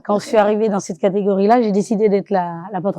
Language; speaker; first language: French; non-native, local second language; Wolof